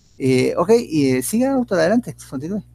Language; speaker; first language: Spanish; native; Spanish